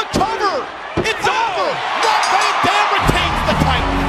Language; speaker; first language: English; native; English